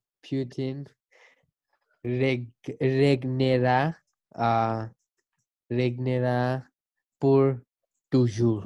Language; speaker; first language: French; non-native, learner; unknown